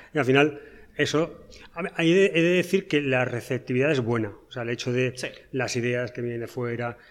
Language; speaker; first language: Spanish; native; Spanish